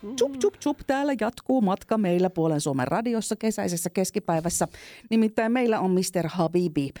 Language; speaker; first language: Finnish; native; Finnish